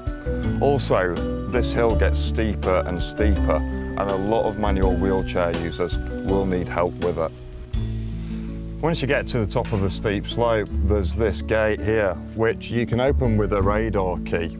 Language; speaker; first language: English; native; English